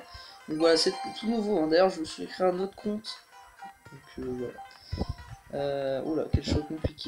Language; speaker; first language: French; native; French